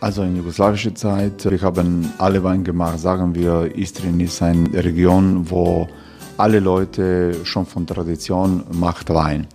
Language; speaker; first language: German; non-native, fluent; Croatian